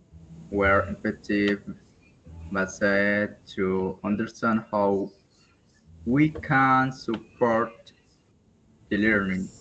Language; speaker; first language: English; non-native, learner; Spanish